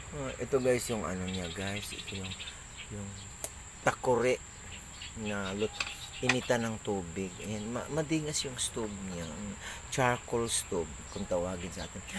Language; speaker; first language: Filipino; non-native, local second language; Cebuano